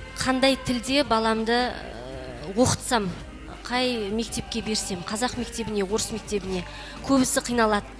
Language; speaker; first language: Kazakh; non-native, local second language; Russian